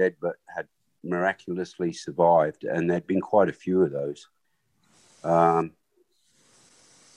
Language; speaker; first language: English; non-native, local second language; Swahili